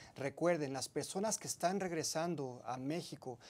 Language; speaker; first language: Spanish; early bilingual, heritage; Spanish